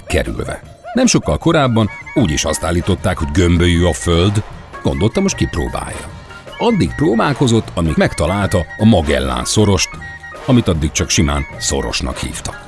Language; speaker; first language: Hungarian; native; Hungarian